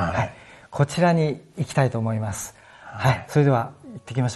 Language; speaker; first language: Japanese; native; Japanese